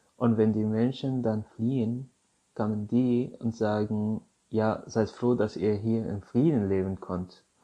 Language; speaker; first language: German; non-native, fluent; Arabic